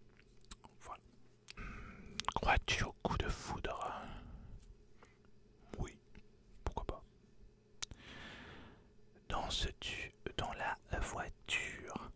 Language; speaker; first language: French; native; French